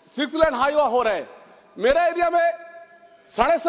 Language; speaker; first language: Hindi; non-native, local second language; Bangla